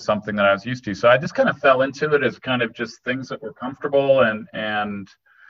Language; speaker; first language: English; native; English